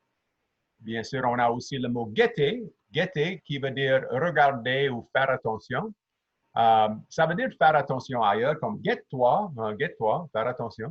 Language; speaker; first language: French; native; French